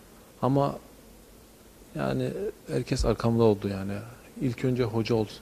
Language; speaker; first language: Turkish; early bilingual, heritage; Turkish